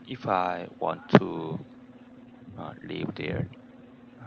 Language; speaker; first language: English; non-native, learner; Korean